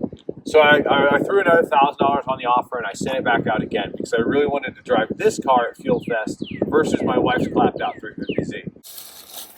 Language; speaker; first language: English; native; English